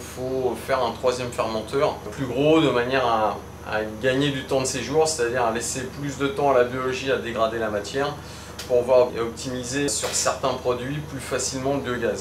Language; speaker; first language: French; native; French